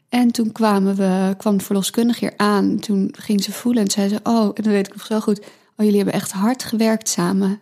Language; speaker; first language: Dutch; native; Dutch